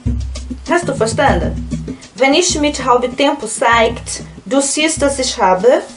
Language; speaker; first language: German; non-native, fluent; Portuguese